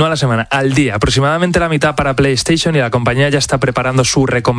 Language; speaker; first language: Spanish; native; Spanish